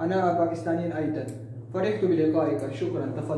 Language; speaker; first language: Arabic; non-native, fluent; Urdu